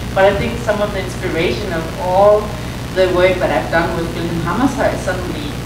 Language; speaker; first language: English; non-native, fluent; Danish